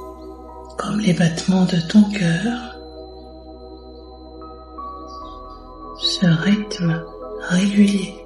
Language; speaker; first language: French; native; French